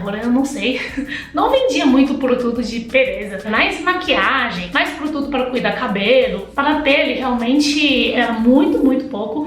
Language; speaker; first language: Portuguese; non-native, fluent; Chinese